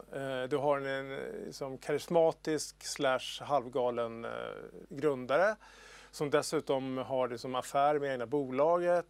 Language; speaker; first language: Swedish; native; Swedish